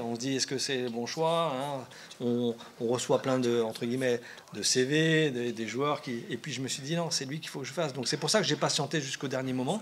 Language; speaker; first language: French; native; French